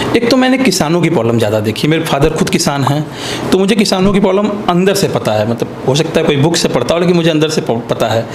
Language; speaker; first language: Hindi; native; Hindi